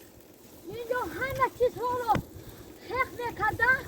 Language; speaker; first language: Persian; non-native, local second language; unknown